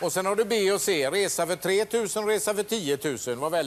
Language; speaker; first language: Swedish; native; Swedish